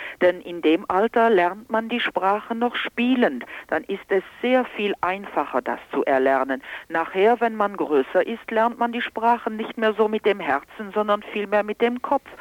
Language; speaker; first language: German; non-native, local second language; Luxembourgish